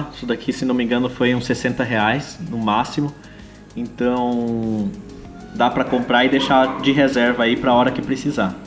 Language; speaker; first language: Portuguese; native; Portuguese